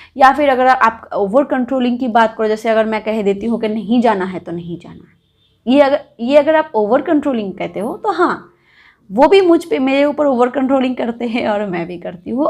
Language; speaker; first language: Hindi; non-native, local second language; Bangla